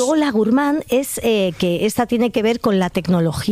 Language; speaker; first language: Spanish; native; Spanish